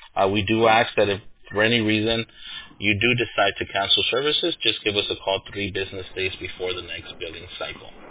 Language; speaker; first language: English; early bilingual, other home language; Spanish